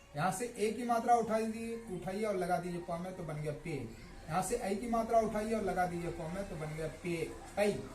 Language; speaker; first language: Hindi; native; Hindi